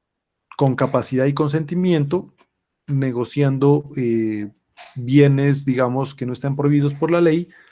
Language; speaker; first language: Spanish; native; Spanish